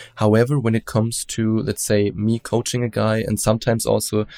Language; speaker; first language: English; non-native, fluent; German